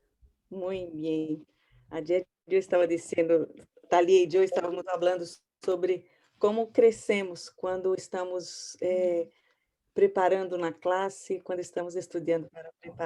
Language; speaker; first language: Portuguese; non-native, learner; Spanish